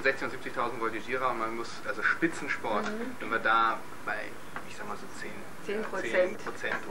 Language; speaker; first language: German; native; German